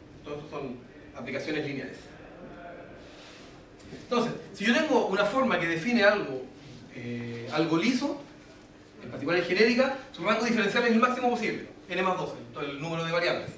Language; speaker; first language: Spanish; native; Spanish